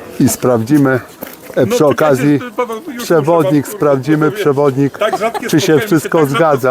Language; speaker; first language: Polish; native; Polish